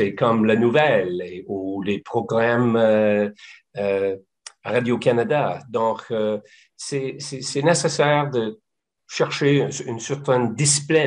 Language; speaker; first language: French; non-native, local second language; English